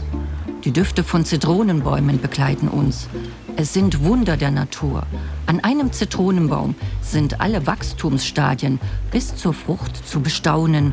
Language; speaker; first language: German; native; German